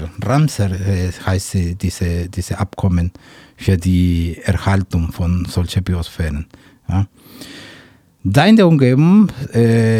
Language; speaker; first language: German; non-native, learner; Spanish